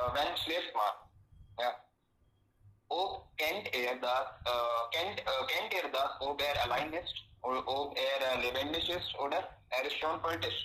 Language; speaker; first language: German; non-native, learner; Hindi